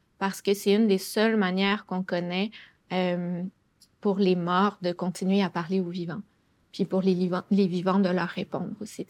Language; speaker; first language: French; native; French